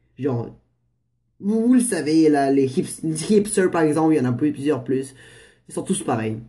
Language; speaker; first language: French; non-native, fluent; Russian